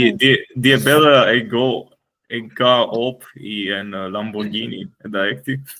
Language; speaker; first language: Danish; non-native, learner; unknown